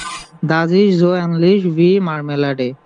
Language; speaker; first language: German; non-native, learner; Bangla